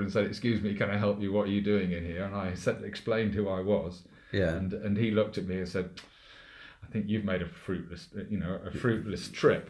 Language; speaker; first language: English; native; English